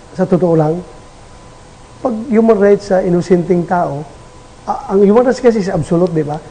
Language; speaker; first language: Filipino; native; Filipino